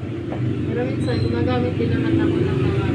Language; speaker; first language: Filipino; native; Filipino